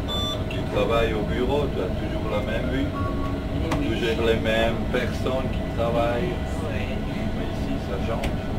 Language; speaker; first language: French; non-native, learner; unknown